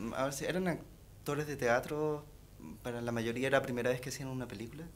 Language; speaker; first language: Spanish; native; Spanish